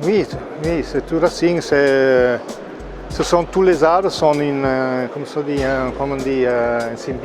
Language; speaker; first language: French; non-native, local second language; Italian